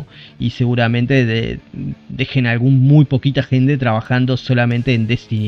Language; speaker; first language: Spanish; native; Spanish